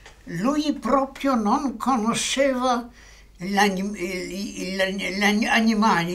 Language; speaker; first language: Italian; non-native, fluent; Polish